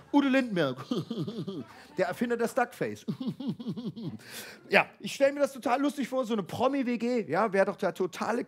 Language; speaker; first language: German; native; German